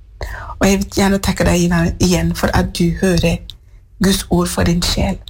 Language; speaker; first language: Norwegian; non-native, fluent; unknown